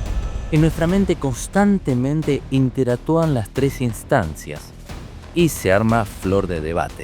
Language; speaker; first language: Spanish; native; Spanish